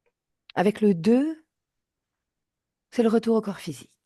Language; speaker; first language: French; native; French